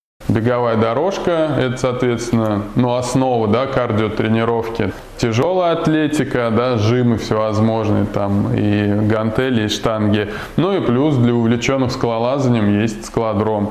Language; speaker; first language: Russian; native; Russian